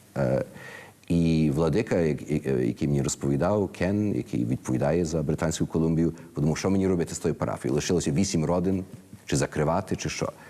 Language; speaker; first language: Ukrainian; early bilingual, heritage; Ukrainian